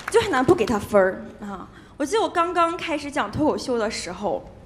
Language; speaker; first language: Chinese; native; Chinese